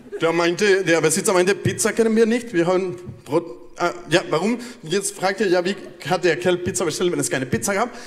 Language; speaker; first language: German; non-native, fluent; Spanish